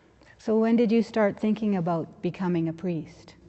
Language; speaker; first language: English; native; English